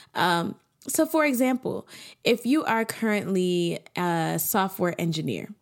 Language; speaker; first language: English; native; English